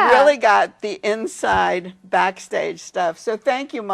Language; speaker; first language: English; native; English